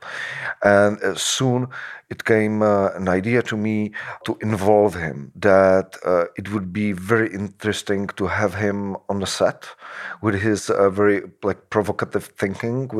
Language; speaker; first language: English; non-native, fluent; Czech